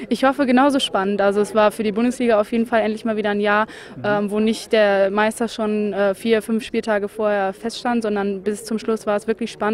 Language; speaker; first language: German; native; German